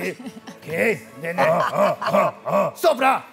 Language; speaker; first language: Spanish; non-native, learner; Japanese